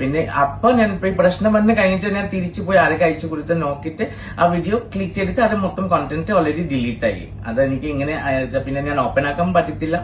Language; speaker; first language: Malayalam; non-native, fluent; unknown